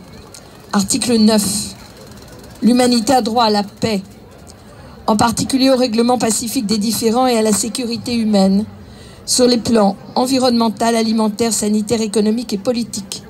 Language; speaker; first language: French; native; French